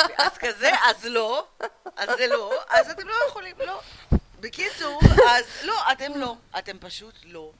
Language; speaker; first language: Hebrew; early bilingual, other home language; Russian